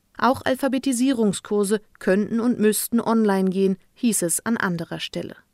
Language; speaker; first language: German; native; German